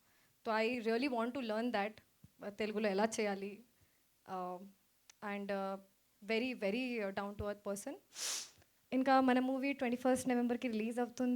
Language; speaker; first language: Telugu; non-native, local second language; Hindi